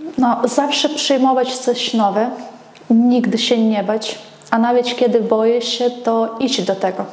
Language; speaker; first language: Polish; non-native, fluent; Ukrainian